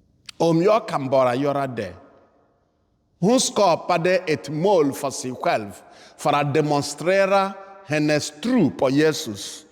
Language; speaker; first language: Swedish; non-native, fluent; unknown